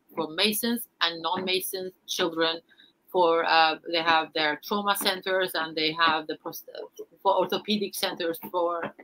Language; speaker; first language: English; non-native, fluent; Arabic